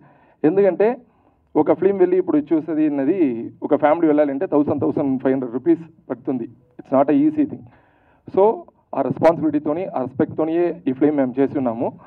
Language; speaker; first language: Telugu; non-native, local second language; Tamil